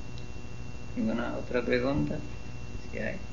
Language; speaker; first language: Spanish; non-native, fluent; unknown